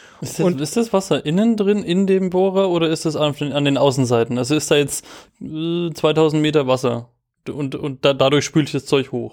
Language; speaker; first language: German; native; German